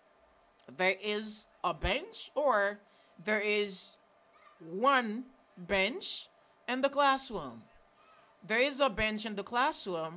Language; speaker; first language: English; non-native, fluent; Haitian Creole